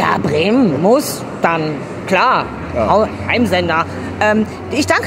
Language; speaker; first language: German; native; German